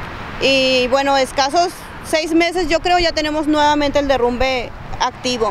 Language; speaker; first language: Spanish; native; Spanish